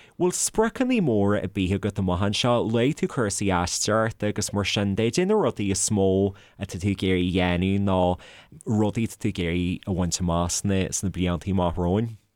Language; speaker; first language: Irish; native; Irish